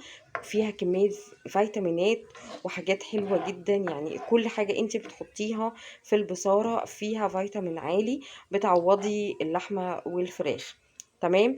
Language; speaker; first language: Arabic; native; Arabic